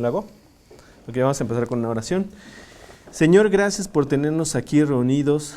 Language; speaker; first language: Spanish; native; Spanish